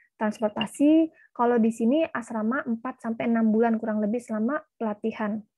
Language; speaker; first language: Indonesian; native; Indonesian